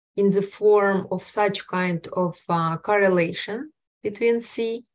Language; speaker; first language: English; non-native, fluent; Russian